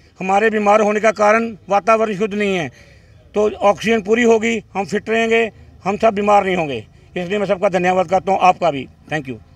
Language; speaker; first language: Hindi; non-native, local second language; Punjabi